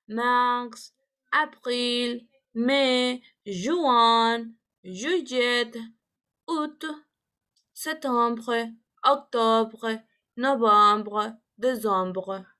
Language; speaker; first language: French; non-native, fluent; Spanish